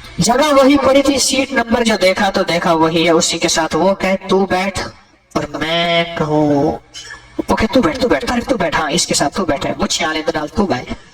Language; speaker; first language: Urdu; non-native, local second language; Punjabi